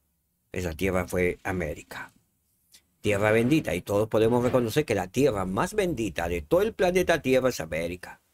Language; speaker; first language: Spanish; native; Spanish